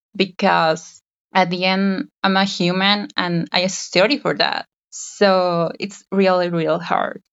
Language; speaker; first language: English; non-native, learner; Spanish